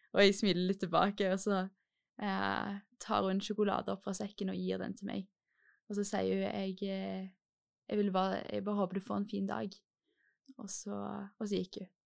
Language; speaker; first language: Norwegian; native; Norwegian